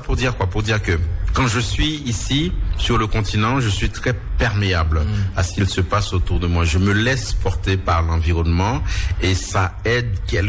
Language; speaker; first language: French; native; French